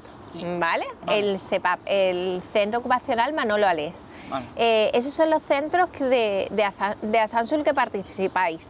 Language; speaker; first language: Spanish; native; Spanish